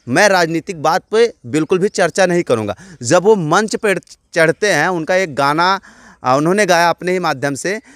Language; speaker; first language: Hindi; native; Hindi